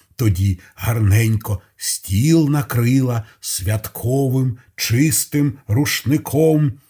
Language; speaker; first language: Ukrainian; non-native, local second language; Russian